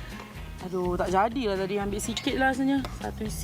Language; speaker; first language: Malay; native; Malay